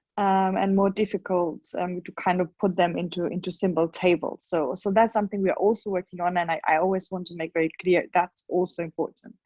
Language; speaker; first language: English; non-native, fluent; German